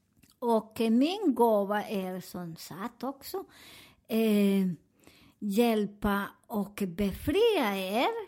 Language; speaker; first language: Swedish; non-native, learner; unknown